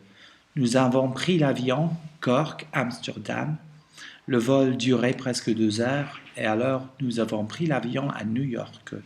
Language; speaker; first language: French; non-native, learner; English